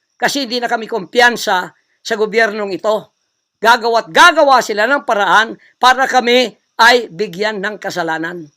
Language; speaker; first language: Filipino; non-native, local second language; Cebuano